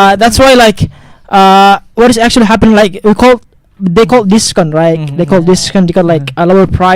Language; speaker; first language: English; non-native, fluent; Indonesian